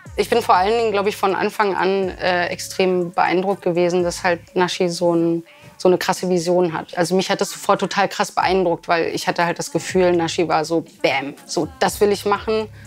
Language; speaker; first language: German; native; German